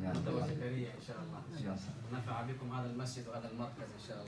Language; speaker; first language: Arabic; native; Arabic